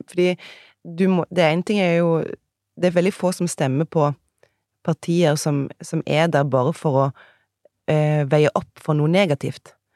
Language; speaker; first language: Norwegian; native; Norwegian